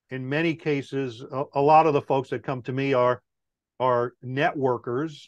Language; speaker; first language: English; native; English